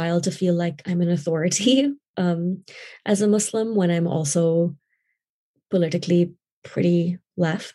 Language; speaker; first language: English; non-native, local second language; Urdu